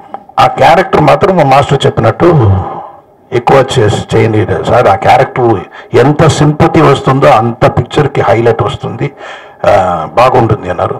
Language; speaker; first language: Telugu; non-native, fluent; Tamil